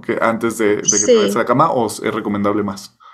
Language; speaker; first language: Spanish; native; Spanish